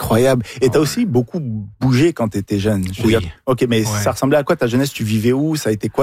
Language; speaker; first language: French; native; French